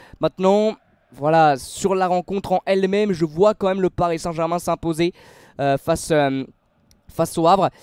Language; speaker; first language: French; native; French